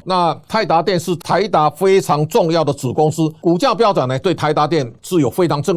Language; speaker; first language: Chinese; native; Chinese